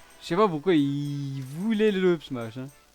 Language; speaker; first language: French; native; French